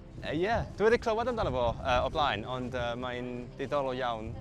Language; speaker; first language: Welsh; non-native, fluent; Cantonese